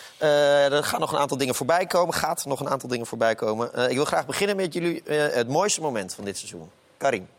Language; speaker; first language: Dutch; native; Dutch